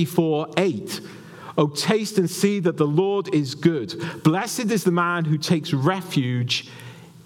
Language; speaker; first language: English; native; English